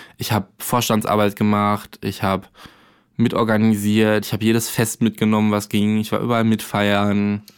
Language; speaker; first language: German; native; German